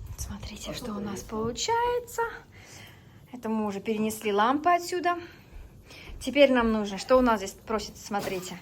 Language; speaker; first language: Russian; native; Russian